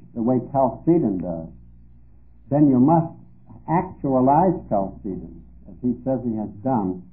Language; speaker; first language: English; early bilingual, other home language; Dutch